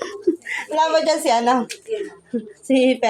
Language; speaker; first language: Filipino; native; Filipino